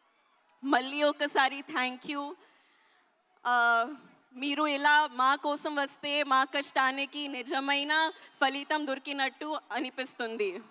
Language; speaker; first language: Telugu; non-native, local second language; Hindi